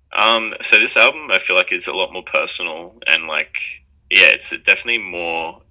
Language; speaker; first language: English; native; English